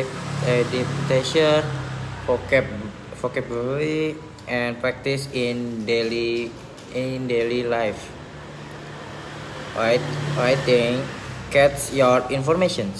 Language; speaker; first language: English; non-native, learner; Indonesian